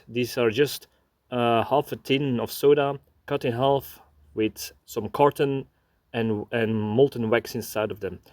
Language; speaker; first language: English; non-native, fluent; Dutch